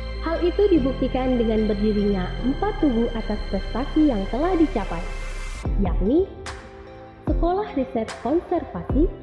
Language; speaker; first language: Indonesian; native; Indonesian